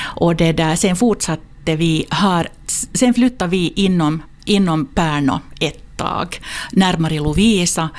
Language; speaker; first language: Swedish; non-native, local second language; Finnish